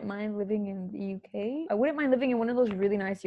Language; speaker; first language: English; native; English